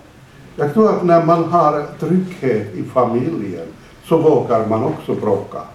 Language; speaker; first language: Swedish; non-native, fluent; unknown